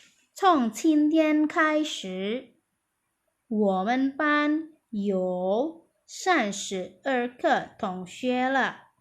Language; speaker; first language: Chinese; non-native, fluent; Indonesian